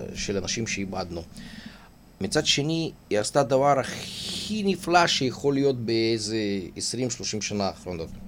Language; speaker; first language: Hebrew; non-native, fluent; Russian